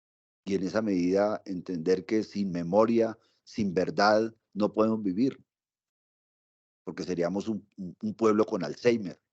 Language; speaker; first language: Spanish; native; Spanish